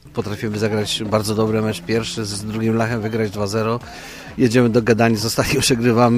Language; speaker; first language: Polish; native; Polish